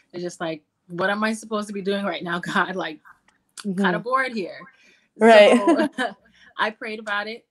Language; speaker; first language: English; native; English